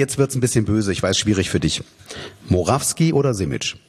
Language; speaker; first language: German; native; German